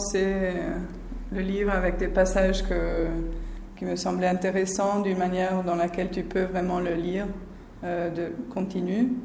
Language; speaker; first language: French; non-native, fluent; Spanish